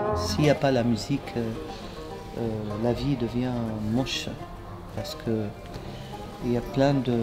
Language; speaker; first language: French; non-native, local second language; Arabic